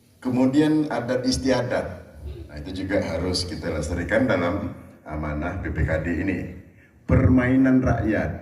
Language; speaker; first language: Indonesian; native; Indonesian